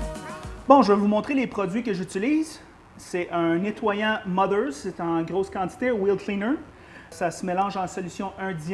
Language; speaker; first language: French; native; French